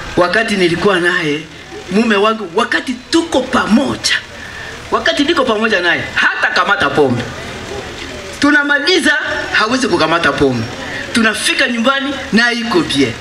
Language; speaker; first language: Swahili; native; Swahili